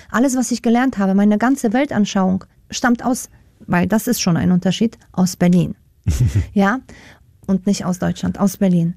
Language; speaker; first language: German; non-native, fluent; Polish